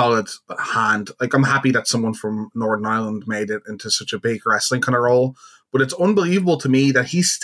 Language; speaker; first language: English; native; English